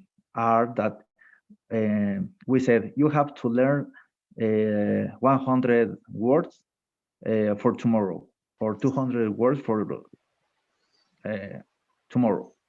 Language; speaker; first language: English; non-native, fluent; Spanish